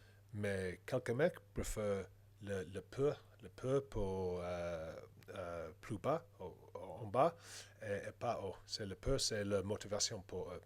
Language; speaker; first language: French; non-native, learner; English